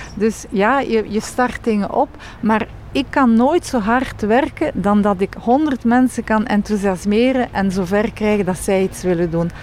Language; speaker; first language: Dutch; non-native, local second language; French